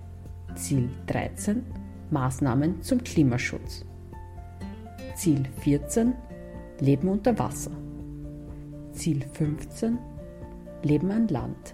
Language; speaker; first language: German; native; German